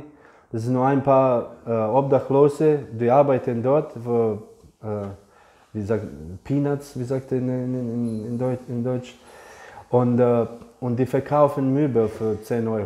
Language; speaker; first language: German; non-native, fluent; English